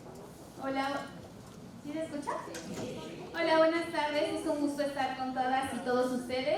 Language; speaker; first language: Spanish; native; Spanish